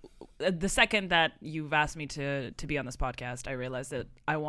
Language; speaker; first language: English; non-native, fluent; Russian